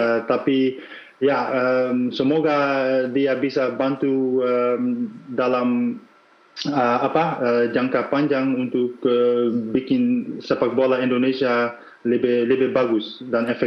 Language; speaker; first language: Indonesian; non-native, fluent; Dutch